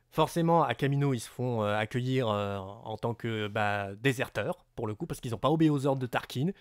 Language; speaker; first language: French; native; French